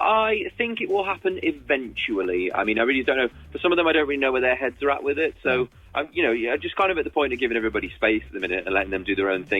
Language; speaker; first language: English; native; English